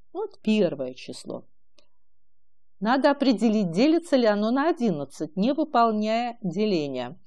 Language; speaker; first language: Russian; native; Russian